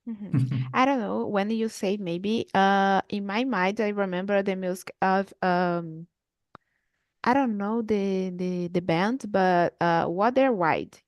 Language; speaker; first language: English; non-native, learner; Portuguese